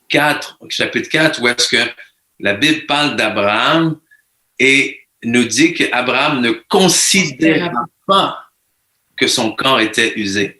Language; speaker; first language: French; native; French